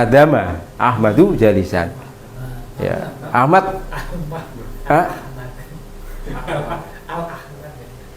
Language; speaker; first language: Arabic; non-native, fluent; Indonesian